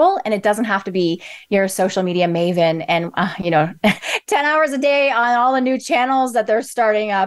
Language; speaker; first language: English; native; English